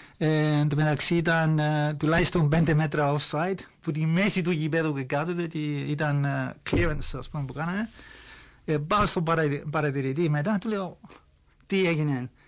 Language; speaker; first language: Greek; early bilingual, heritage; Greek